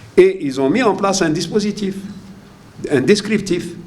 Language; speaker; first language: French; non-native, local second language; Arabic